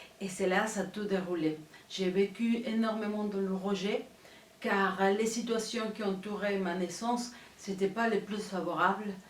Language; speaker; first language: French; non-native, fluent; Spanish